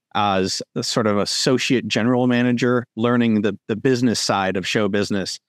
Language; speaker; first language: English; native; English